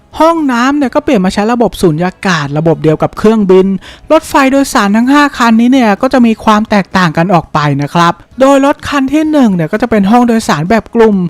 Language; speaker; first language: Thai; native; Thai